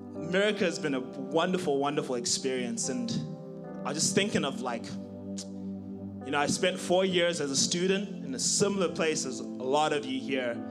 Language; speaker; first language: English; non-native, local second language; Shona